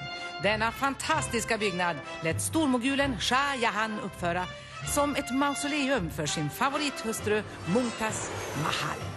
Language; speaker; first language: Swedish; native; Swedish